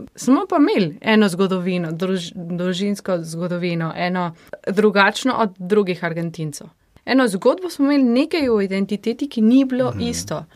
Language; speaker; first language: Slovenian; early bilingual, heritage; Slovenian